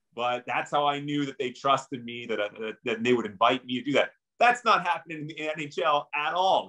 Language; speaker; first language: English; native; English